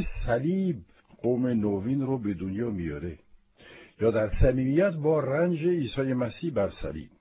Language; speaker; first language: Persian; non-native, fluent; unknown